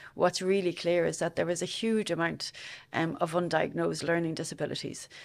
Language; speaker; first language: English; native; English